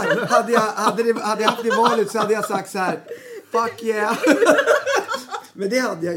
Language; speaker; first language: Swedish; native; Swedish